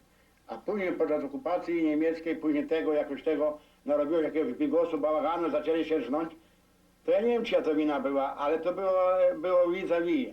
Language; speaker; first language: Polish; non-native, local second language; Rusyn